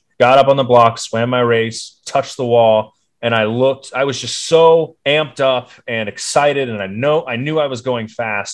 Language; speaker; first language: English; native; English